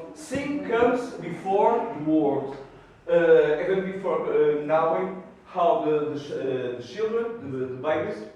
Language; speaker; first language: English; non-native, learner; Portuguese